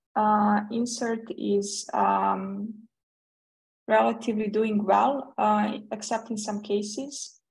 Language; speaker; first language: English; non-native, fluent; Serbian